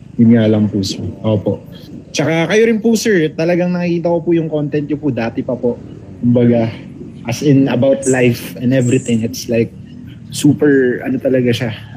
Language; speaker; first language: Filipino; native; Filipino